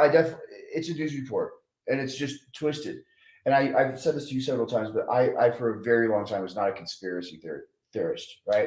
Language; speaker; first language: English; native; English